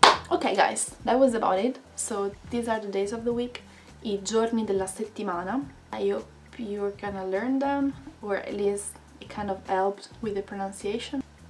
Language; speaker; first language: English; non-native, fluent; Italian